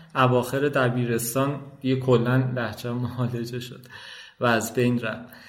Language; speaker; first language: Persian; non-native, local second language; Azerbaijani